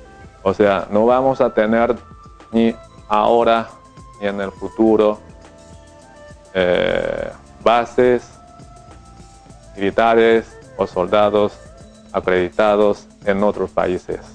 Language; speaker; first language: Spanish; non-native, fluent; Chinese